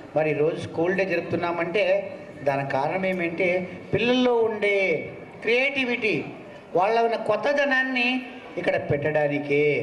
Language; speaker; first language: Telugu; non-native, local second language; Kannada